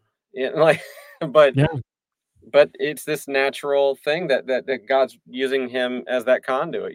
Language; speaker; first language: English; native; English